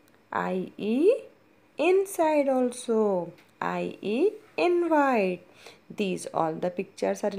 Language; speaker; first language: English; non-native, local second language; Hindi